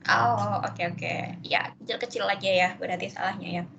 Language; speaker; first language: Indonesian; native; Indonesian